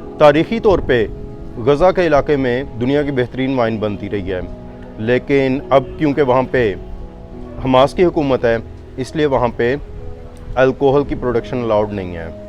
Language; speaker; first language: Urdu; non-native, local second language; Punjabi